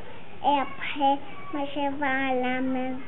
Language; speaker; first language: French; non-native, learner; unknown